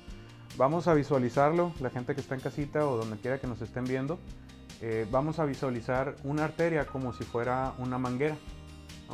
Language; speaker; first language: Spanish; native; Spanish